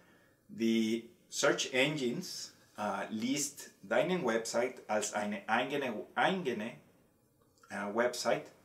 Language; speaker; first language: German; non-native, learner; Spanish